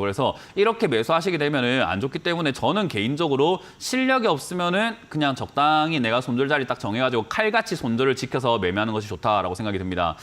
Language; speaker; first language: Korean; native; Korean